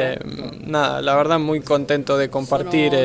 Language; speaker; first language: Spanish; non-native, fluent; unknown